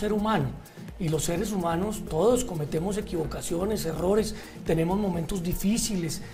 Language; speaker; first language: Spanish; native; Spanish